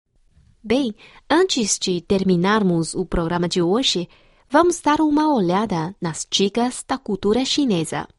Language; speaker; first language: Portuguese; non-native, fluent; Chinese